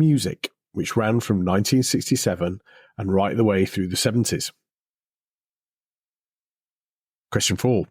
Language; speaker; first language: English; native; English